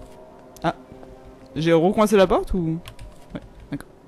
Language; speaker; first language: French; native; French